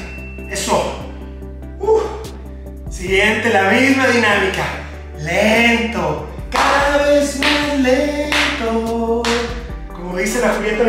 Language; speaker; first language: Spanish; native; Spanish